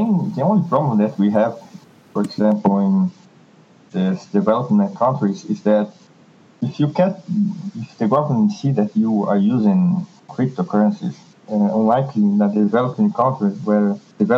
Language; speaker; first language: English; non-native, fluent; Portuguese